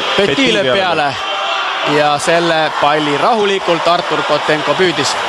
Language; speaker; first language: Estonian; native; Estonian